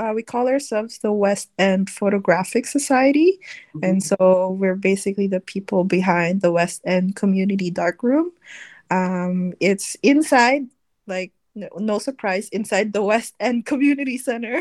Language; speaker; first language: English; non-native, local second language; Filipino